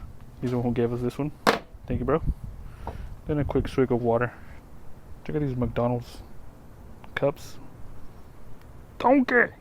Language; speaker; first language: English; native; English